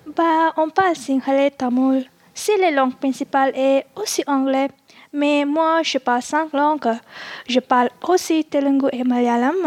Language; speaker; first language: French; non-native, learner; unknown